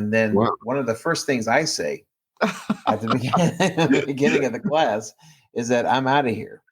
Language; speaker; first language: English; native; English